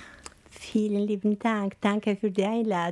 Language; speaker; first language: German; non-native, fluent; Albanian